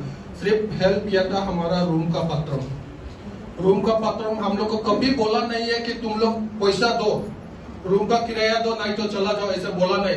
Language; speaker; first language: Hindi; non-native, local second language; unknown